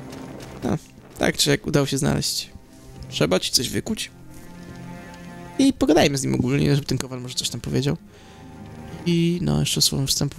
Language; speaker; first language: Polish; native; Polish